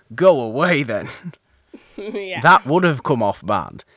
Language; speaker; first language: English; native; English